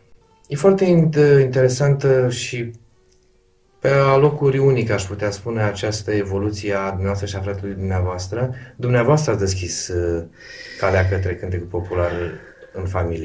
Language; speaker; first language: Romanian; native; Romanian